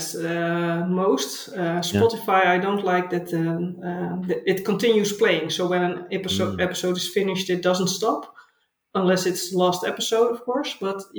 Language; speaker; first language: English; non-native, fluent; Dutch